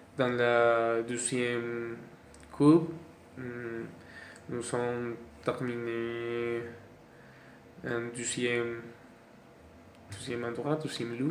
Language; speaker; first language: French; non-native, learner; Spanish